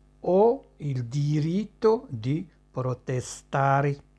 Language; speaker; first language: Italian; non-native, fluent; Arabic